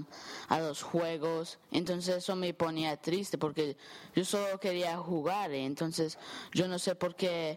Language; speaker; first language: Spanish; early bilingual, heritage; Spanish